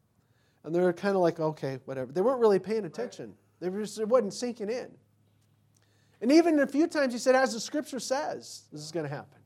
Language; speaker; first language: English; native; English